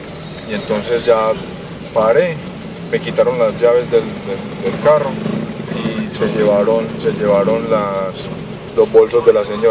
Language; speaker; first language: Spanish; native; Spanish